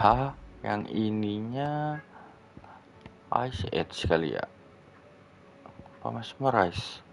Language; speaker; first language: Indonesian; native; Indonesian